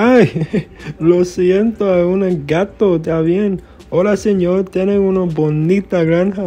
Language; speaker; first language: Spanish; non-native, learner; English